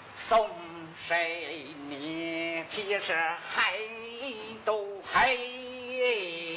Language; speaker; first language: Chinese; non-native, local second language; Hakka Chinese